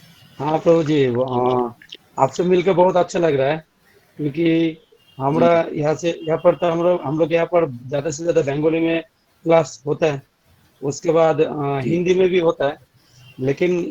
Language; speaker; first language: Hindi; non-native, local second language; Bangla